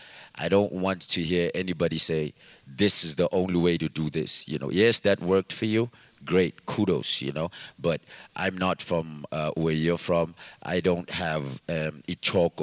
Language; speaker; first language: English; non-native, local second language; Zulu